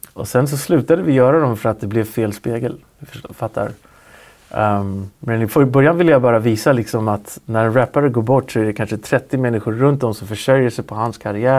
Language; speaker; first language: Swedish; native; Swedish